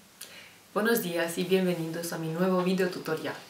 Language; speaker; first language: Spanish; non-native, fluent; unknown